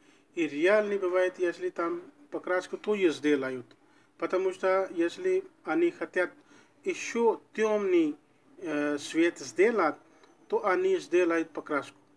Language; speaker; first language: Russian; non-native, learner; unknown